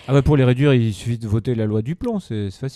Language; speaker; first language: French; native; French